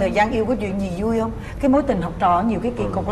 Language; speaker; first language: Vietnamese; native; Vietnamese